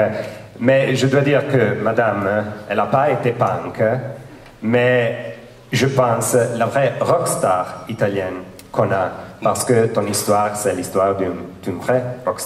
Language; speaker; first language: French; non-native, fluent; Italian